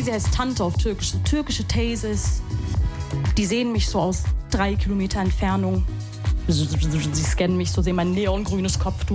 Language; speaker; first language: German; early bilingual, other home language; Arabic